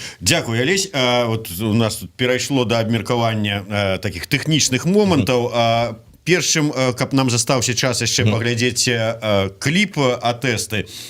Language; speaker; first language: Belarusian; non-native, local second language; Russian